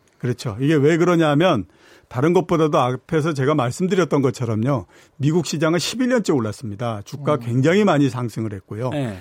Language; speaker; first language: Korean; native; Korean